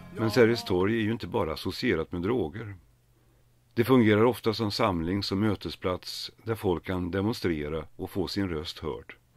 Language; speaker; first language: Swedish; native; Swedish